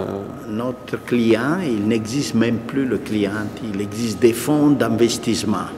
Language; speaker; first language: French; non-native, fluent; Italian